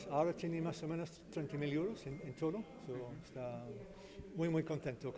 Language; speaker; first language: Spanish; non-native, learner; English